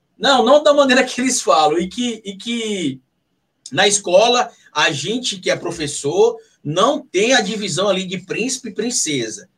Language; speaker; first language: Portuguese; native; Portuguese